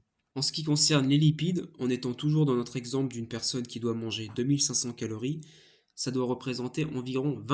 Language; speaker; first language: French; native; French